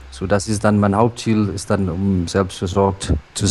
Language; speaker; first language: German; non-native, local second language; Afrikaans